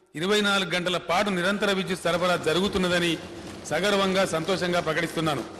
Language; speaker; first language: Telugu; native; Telugu